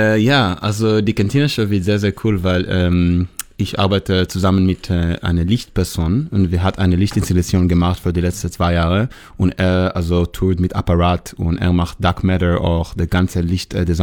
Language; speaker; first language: German; non-native, learner; Hebrew